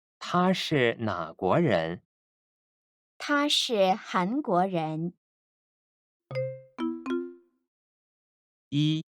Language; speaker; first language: Chinese; non-native, fluent; Korean